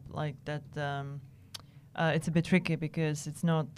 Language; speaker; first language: English; non-native, fluent; Czech